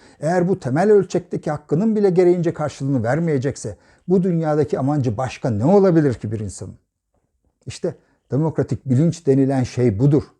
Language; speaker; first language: Turkish; native; Turkish